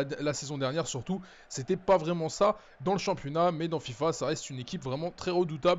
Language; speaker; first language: French; native; French